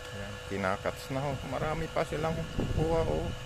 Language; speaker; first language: Filipino; non-native, local second language; Pangasinan